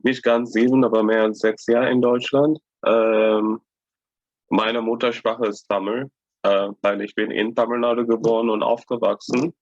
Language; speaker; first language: German; non-native, fluent; Tamil